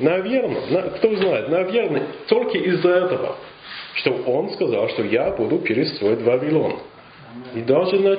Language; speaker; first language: Russian; non-native, fluent; English